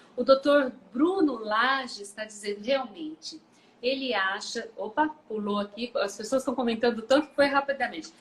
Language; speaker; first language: Portuguese; native; Portuguese